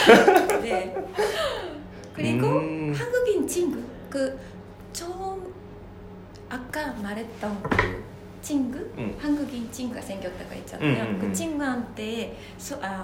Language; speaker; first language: Korean; non-native, fluent; Japanese